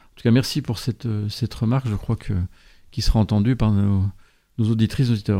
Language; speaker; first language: French; native; French